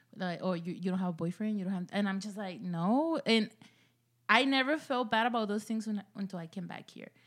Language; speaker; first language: English; early bilingual, other home language; Spanish